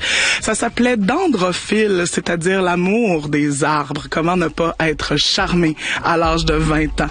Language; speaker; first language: French; native; French